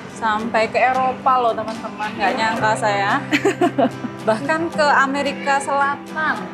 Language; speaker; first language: Indonesian; native; Indonesian